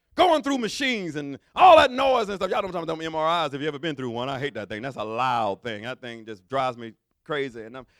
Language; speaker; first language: English; native; English